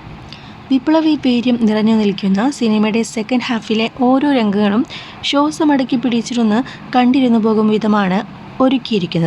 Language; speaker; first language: Malayalam; native; Malayalam